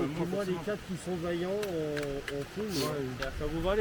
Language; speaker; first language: French; native; French